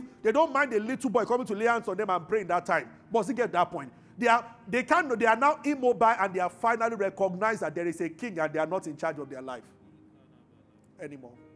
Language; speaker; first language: English; non-native, local second language; Yoruba